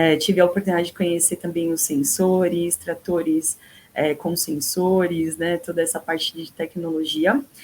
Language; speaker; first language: Portuguese; native; Portuguese